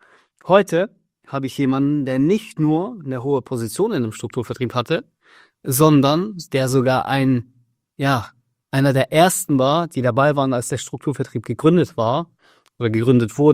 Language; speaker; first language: German; native; German